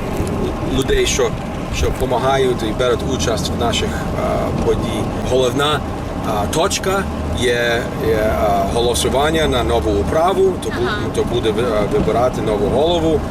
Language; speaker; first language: Ukrainian; early bilingual, heritage; Ukrainian